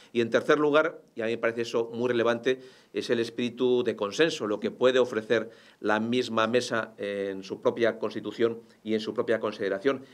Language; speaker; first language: Spanish; native; Spanish